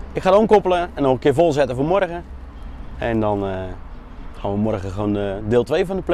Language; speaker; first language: Dutch; native; Dutch